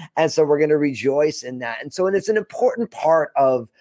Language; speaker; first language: English; early bilingual, other home language; Italian